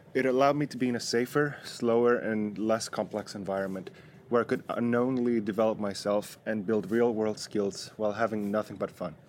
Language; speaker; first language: English; non-native, fluent; Greek